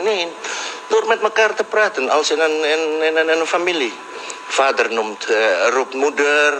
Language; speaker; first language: Dutch; non-native, local second language; Javanese